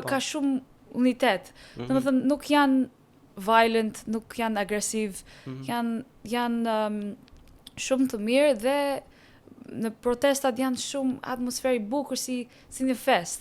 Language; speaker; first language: Albanian; non-native, learner; English